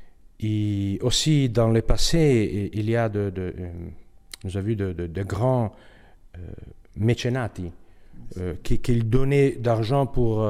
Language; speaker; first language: French; non-native, learner; Italian